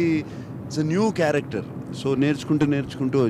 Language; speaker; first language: Telugu; native; Telugu